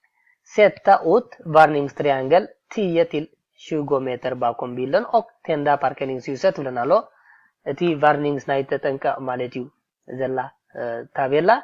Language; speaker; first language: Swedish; non-native, fluent; Tigrinya